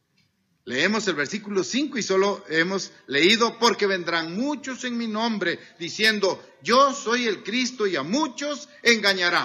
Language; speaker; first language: Spanish; native; Spanish